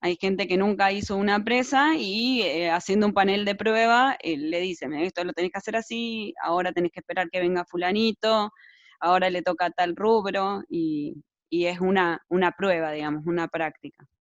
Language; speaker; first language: Spanish; native; Spanish